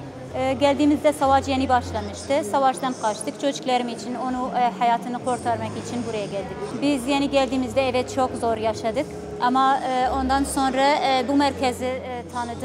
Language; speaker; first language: Turkish; non-native, learner; Arabic